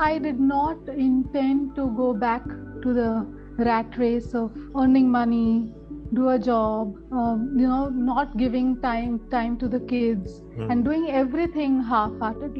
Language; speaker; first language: English; non-native, local second language; Marathi